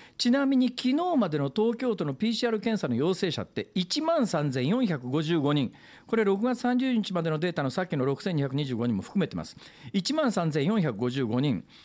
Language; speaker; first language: Japanese; native; Japanese